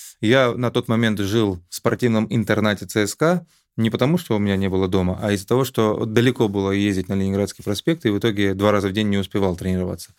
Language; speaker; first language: Russian; native; Russian